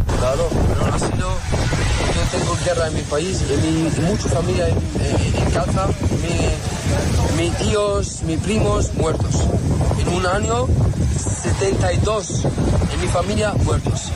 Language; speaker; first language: Spanish; non-native, learner; Arabic